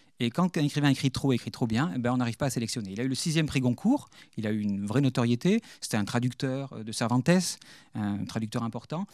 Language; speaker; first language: French; native; French